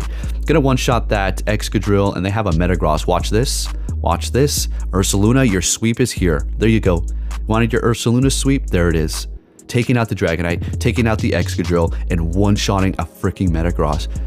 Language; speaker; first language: English; native; English